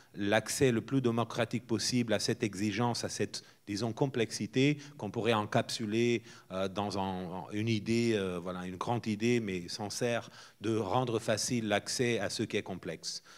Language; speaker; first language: French; non-native, fluent; Portuguese